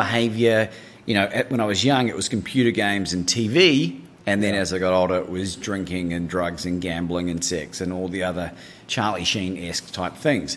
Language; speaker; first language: English; native; English